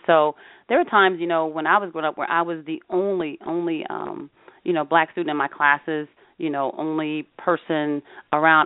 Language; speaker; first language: English; native; English